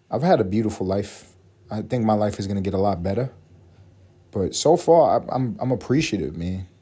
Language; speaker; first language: English; native; English